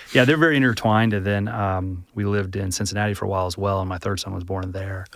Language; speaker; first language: English; native; English